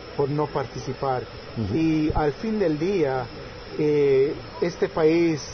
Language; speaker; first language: Spanish; native; Spanish